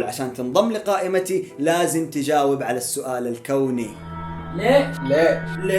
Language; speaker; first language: Arabic; native; Arabic